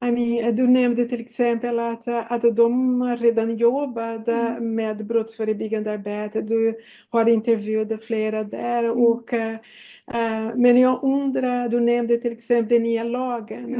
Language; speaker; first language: Swedish; non-native, fluent; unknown